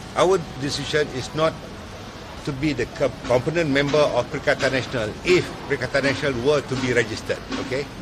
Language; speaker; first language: English; non-native, local second language; Malay